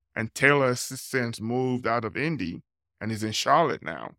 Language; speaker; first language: English; non-native, local second language; Yoruba